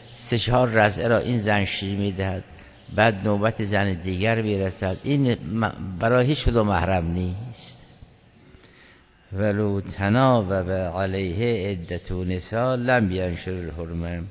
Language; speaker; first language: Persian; native; Persian